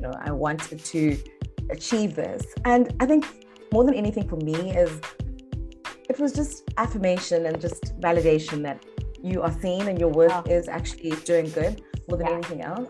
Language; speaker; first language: English; non-native, local second language; Xhosa